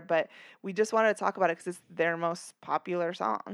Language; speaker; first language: English; early bilingual, other home language; Spanish